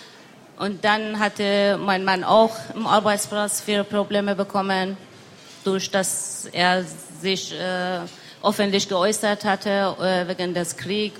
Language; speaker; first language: German; non-native, learner; Persian